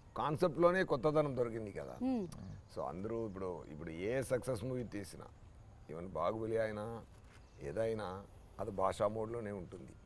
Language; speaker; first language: Telugu; non-native, learner; Tamil